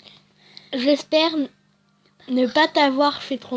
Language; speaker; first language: French; native; French